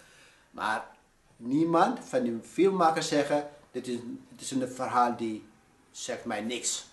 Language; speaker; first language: Dutch; non-native, fluent; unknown